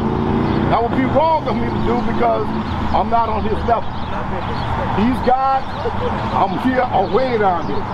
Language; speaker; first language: English; native; English